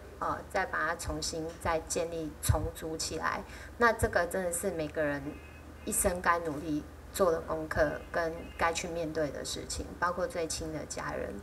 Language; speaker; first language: Chinese; native; Chinese